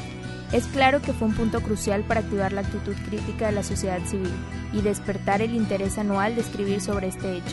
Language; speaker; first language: Spanish; native; Spanish